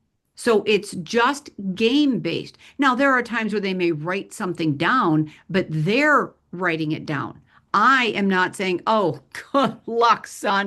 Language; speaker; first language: English; native; English